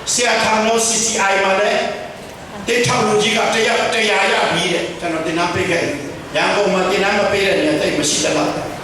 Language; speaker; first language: Burmese; non-native, local second language; Tedim Chin